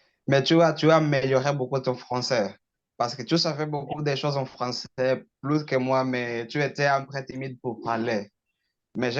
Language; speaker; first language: French; non-native, learner; Portuguese